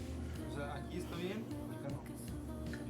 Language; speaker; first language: Spanish; non-native, learner; English